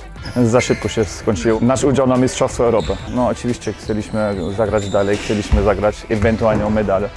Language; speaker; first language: Polish; early bilingual, heritage; German